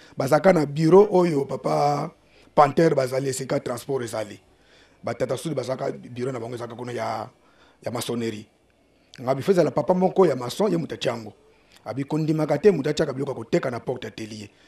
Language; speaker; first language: Lingala; non-native, local second language; Kongo